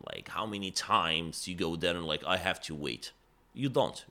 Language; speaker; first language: English; non-native, fluent; Arabic